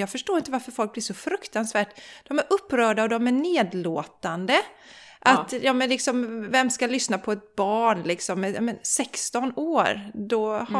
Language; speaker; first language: Swedish; native; Swedish